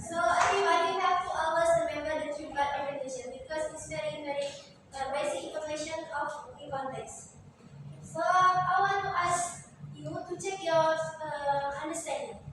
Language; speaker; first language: English; non-native, learner; Indonesian